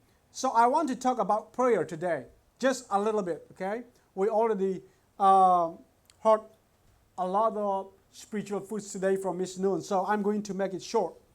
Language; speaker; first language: English; non-native, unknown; Burmese